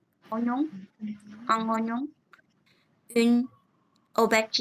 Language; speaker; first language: French; non-native, learner; Vietnamese